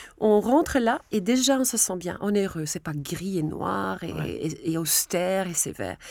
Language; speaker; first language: French; non-native, local second language; Dutch